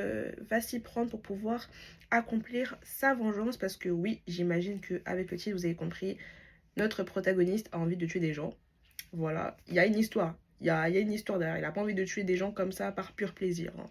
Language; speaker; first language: French; native; French